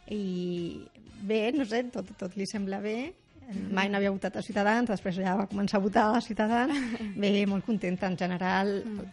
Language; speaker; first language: Catalan; native; Catalan